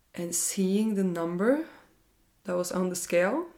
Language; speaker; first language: English; non-native, fluent; Norwegian